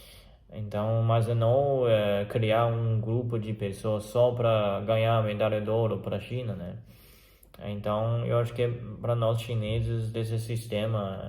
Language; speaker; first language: Portuguese; non-native, learner; Chinese